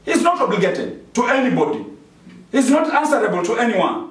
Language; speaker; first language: English; non-native, local second language; Swahili